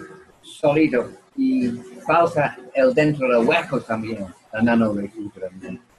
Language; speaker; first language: Spanish; non-native, learner; English